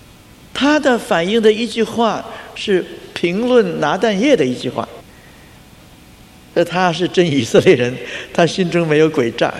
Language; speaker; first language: Chinese; native; Chinese